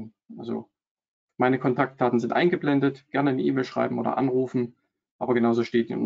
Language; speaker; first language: German; native; German